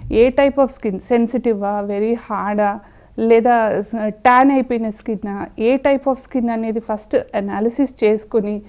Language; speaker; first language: Telugu; native; Telugu